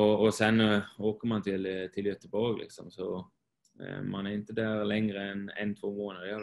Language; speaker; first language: Swedish; non-native, fluent; Swiss German